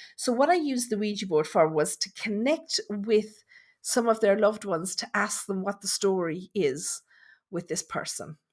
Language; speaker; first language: English; native; English